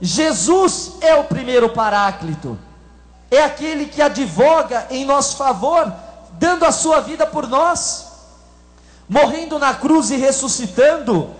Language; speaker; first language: Portuguese; native; Portuguese